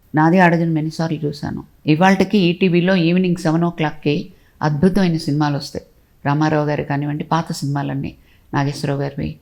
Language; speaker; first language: Telugu; native; Telugu